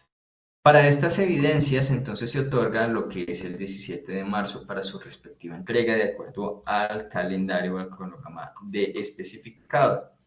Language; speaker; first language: Spanish; native; Spanish